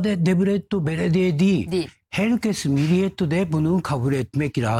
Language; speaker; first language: Turkish; non-native, learner; Japanese